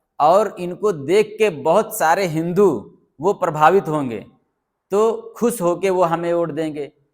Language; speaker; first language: Hindi; native; Hindi